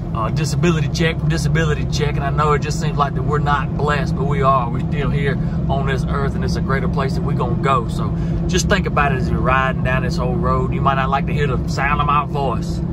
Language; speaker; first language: English; native; English